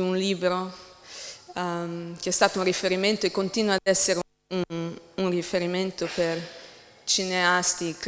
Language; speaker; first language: Italian; non-native, learner; English